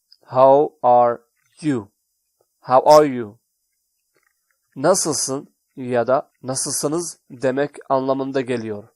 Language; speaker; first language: Turkish; non-native, fluent; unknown